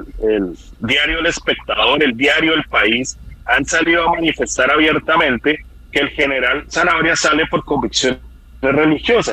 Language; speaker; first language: Spanish; native; Spanish